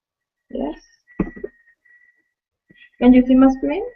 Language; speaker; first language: English; non-native, learner; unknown